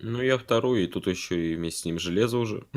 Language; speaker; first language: Russian; native; Russian